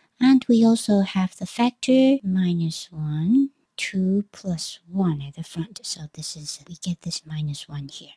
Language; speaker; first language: English; non-native, fluent; Chinese